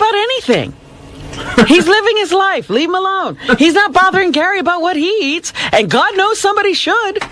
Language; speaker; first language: English; native; English